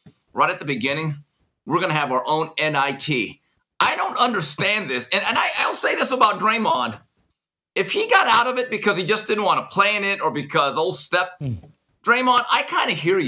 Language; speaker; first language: English; native; English